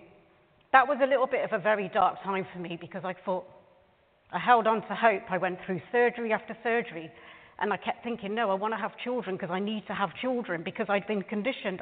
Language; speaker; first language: English; native; English